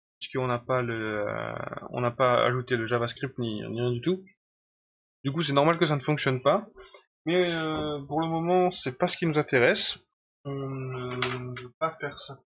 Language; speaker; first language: French; native; French